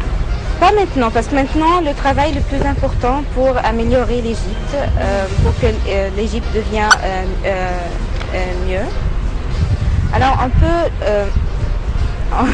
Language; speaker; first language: French; non-native, fluent; Arabic